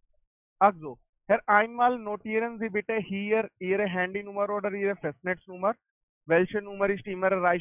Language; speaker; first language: German; non-native, learner; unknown